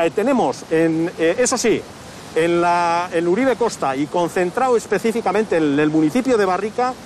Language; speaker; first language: Spanish; native; Spanish